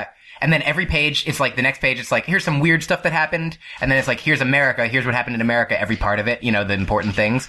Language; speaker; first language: English; native; English